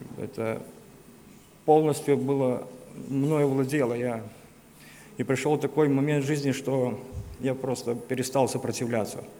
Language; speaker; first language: Russian; native; Russian